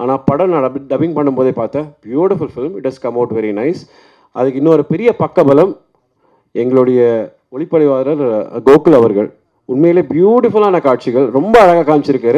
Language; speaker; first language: Tamil; native; Tamil